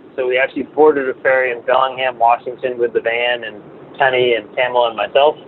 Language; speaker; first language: English; native; English